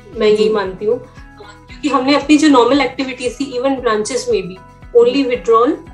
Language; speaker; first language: Hindi; native; Hindi